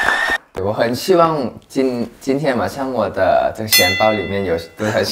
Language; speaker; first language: Chinese; non-native, learner; Thai